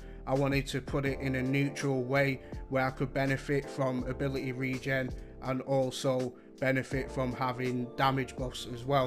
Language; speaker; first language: English; native; English